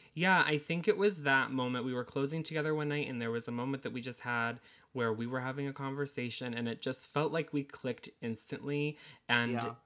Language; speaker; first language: English; native; English